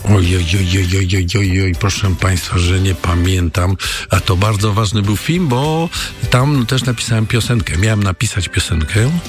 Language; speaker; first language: Polish; native; Polish